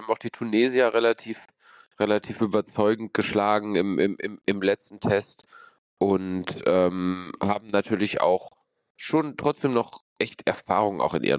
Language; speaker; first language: German; native; German